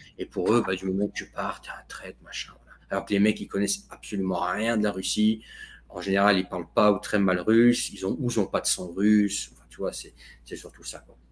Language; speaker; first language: French; native; French